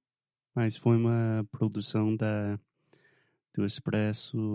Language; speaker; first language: Portuguese; non-native, fluent; English